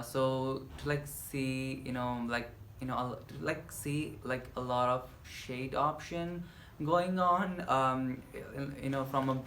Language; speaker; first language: English; non-native, local second language; Nepali